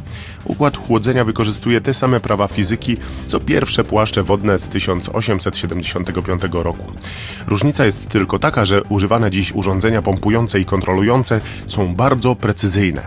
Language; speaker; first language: Polish; native; Polish